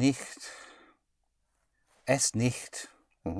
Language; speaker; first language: German; non-native, learner; English